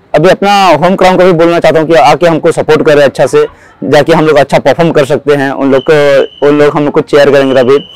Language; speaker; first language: Hindi; non-native, local second language; Odia